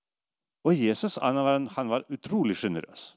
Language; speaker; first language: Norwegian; non-native, fluent; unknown